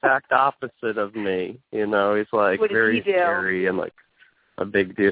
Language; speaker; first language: English; native; English